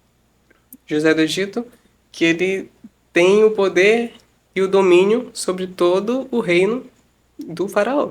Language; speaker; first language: Portuguese; native; Portuguese